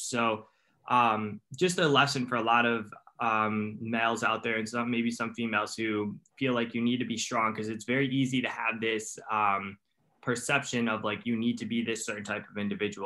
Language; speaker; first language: English; native; English